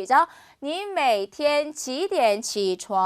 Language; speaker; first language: Chinese; non-native, fluent; Korean